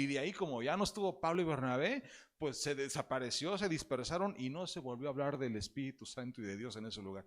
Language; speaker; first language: Spanish; native; Spanish